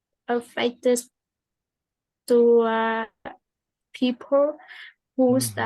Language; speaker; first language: English; non-native, learner; Vietnamese